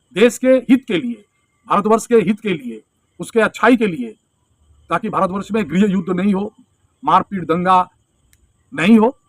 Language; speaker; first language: Hindi; non-native, local second language; Bangla